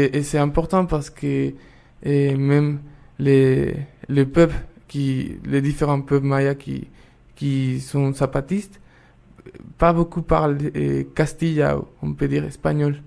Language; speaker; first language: French; non-native, fluent; Spanish